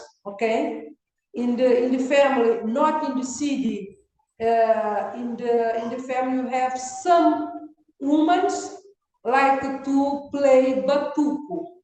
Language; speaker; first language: English; non-native, learner; Kabuverdianu